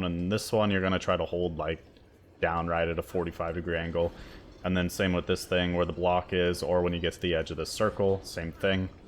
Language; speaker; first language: English; native; English